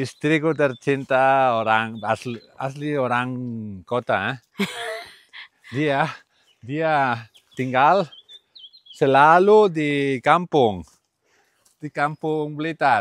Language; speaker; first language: Indonesian; non-native, learner; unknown